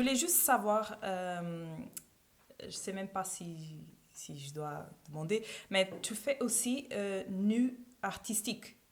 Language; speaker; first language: French; non-native, fluent; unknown